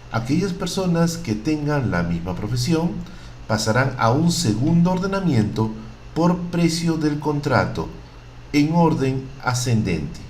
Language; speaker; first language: Spanish; native; Spanish